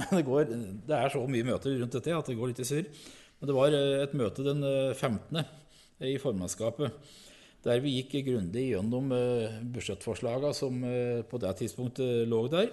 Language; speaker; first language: Norwegian; native; Norwegian